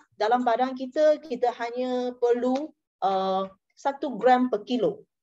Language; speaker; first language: Malay; non-native, local second language; Chinese